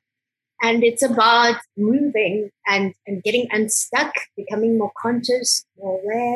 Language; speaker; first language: English; native; English